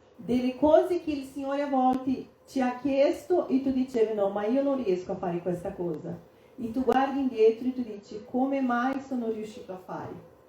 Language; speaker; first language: Italian; non-native, fluent; Portuguese